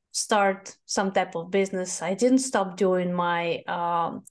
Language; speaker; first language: English; non-native, fluent; Russian